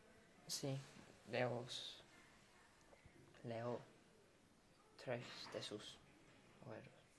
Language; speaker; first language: Spanish; non-native, learner; English